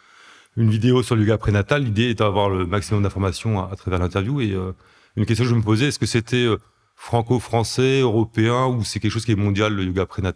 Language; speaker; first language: French; native; French